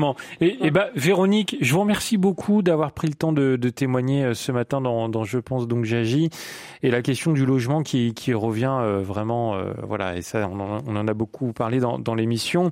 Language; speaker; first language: French; native; French